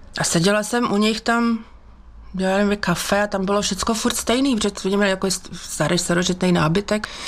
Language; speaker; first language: Czech; native; Czech